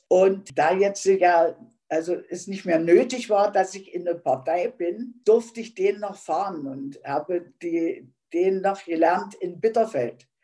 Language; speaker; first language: German; native; German